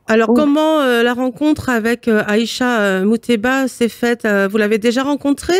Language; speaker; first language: French; native; French